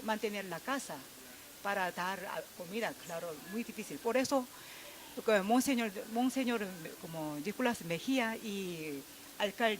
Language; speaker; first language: Spanish; non-native, fluent; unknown